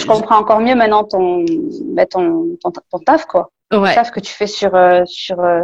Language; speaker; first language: French; native; French